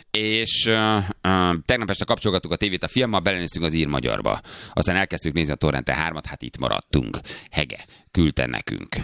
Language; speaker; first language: Hungarian; native; Hungarian